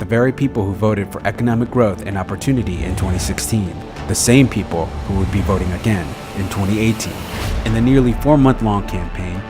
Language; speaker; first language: English; native; English